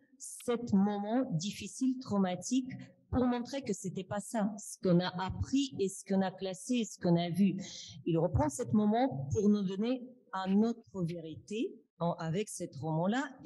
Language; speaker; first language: French; non-native, fluent; Russian